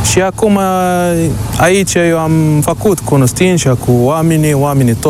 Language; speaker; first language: Romanian; non-native, learner; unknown